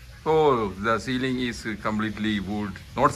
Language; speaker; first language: English; non-native, fluent; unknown